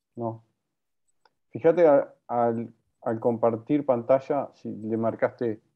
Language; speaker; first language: Spanish; native; Spanish